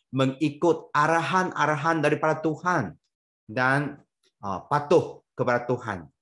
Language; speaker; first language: Malay; non-native, local second language; Chinese